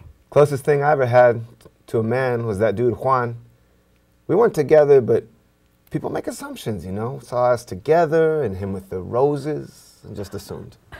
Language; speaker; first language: English; native; English